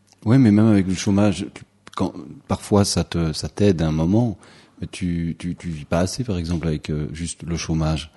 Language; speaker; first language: French; native; French